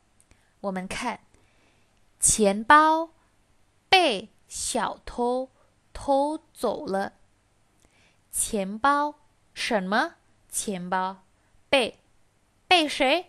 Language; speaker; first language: Chinese; non-native, fluent; Indonesian